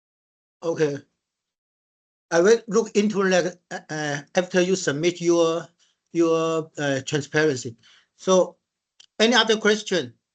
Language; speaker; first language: English; non-native, fluent; Chinese